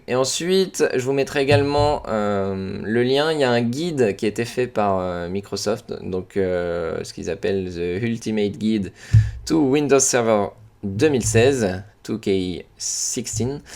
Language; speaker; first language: French; native; French